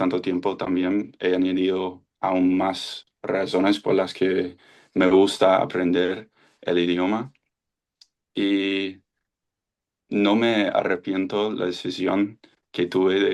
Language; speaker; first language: Spanish; non-native, fluent; English